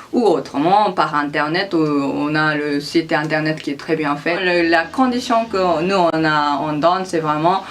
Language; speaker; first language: French; non-native, fluent; Japanese